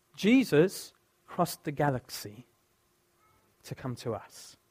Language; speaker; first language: English; native; English